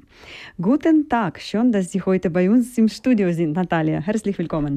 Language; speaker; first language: German; non-native, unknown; Ukrainian